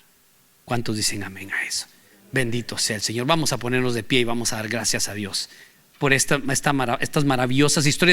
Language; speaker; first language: Spanish; native; Spanish